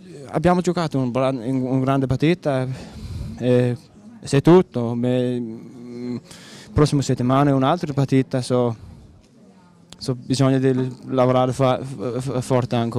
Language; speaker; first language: Italian; non-native, learner; Danish